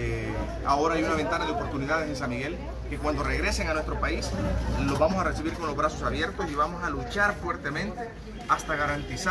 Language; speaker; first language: Spanish; native; Spanish